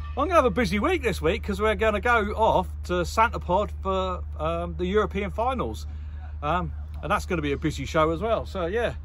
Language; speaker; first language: English; native; English